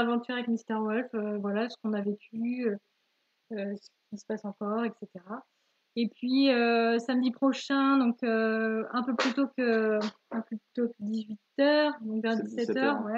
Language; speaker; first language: French; native; French